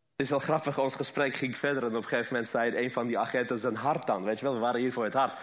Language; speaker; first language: Dutch; early bilingual, other home language; Armenian